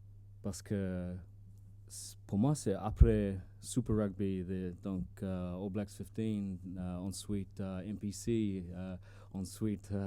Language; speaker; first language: French; non-native, learner; English